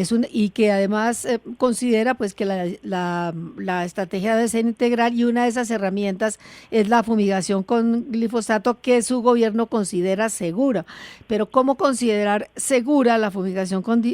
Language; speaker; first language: Spanish; native; Spanish